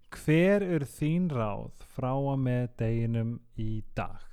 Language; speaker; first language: Icelandic; native; Icelandic